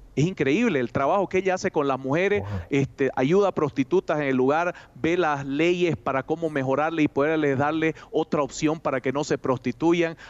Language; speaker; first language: Spanish; native; Spanish